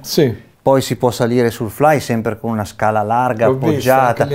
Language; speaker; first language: Italian; native; Italian